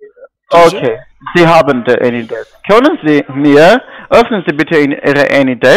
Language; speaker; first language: German; non-native, learner; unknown